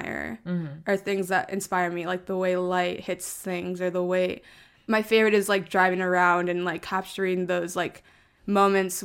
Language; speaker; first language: English; early bilingual, other home language; Spanish